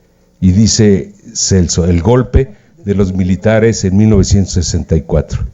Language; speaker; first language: Spanish; native; Spanish